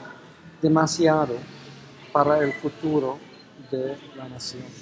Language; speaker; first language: Spanish; non-native, fluent; English